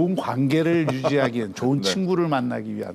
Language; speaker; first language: Korean; native; Korean